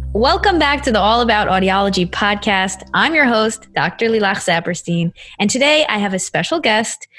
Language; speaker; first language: English; native; English